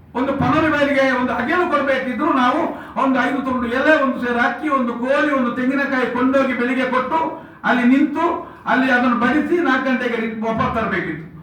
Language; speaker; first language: Kannada; non-native, local second language; Tulu